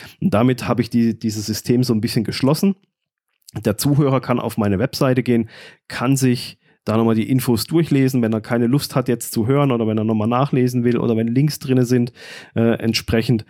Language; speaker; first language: German; native; German